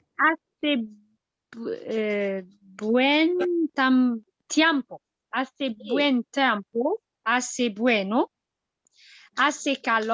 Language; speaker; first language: Spanish; non-native, learner; French